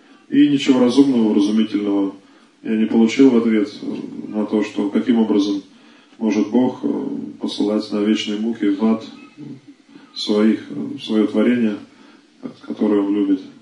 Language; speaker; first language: Russian; native; Russian